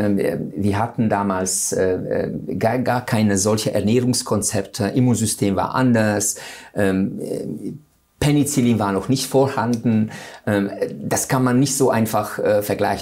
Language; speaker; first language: German; non-native, fluent; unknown